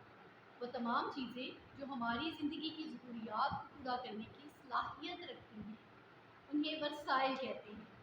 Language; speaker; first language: Urdu; native; Urdu